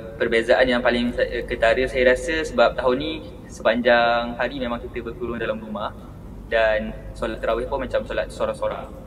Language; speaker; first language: Malay; native; Malay